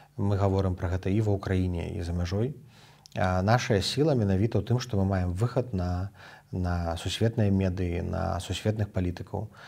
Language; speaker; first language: Belarusian; native; Belarusian